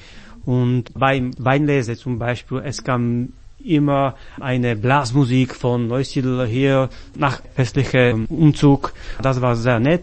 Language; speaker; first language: German; non-native, fluent; Slovak